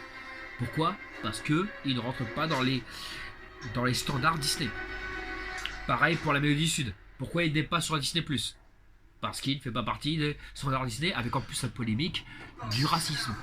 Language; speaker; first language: French; native; French